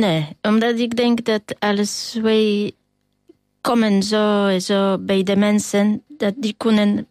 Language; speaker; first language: Dutch; non-native, learner; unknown